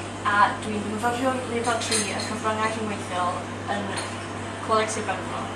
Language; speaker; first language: Welsh; non-native, local second language; English